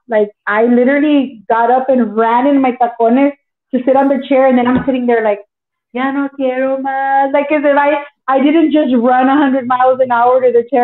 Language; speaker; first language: English; early bilingual, other home language; Spanish